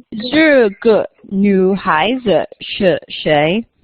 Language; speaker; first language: Chinese; non-native, learner; English